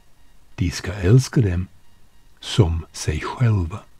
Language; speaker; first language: Swedish; non-native, fluent; English